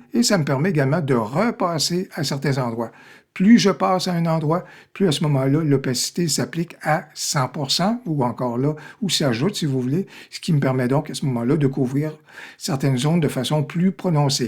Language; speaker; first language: French; native; French